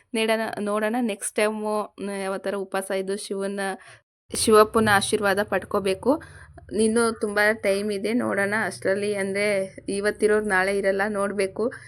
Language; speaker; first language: Kannada; non-native, local second language; Lambadi